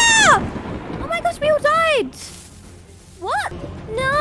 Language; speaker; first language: English; native; English